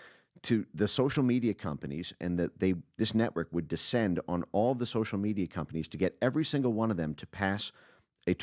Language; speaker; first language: English; native; English